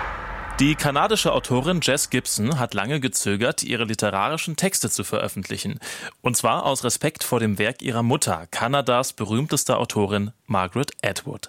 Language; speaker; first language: German; native; German